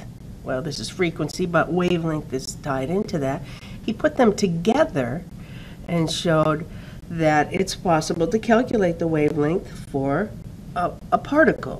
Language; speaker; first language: English; native; English